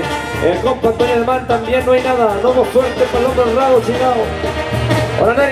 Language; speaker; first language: Spanish; native; Spanish